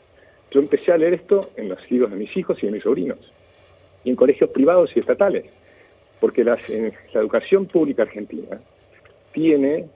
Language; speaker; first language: Spanish; native; Spanish